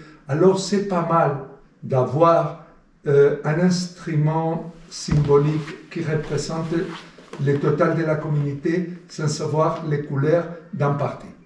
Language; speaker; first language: French; non-native, fluent; Spanish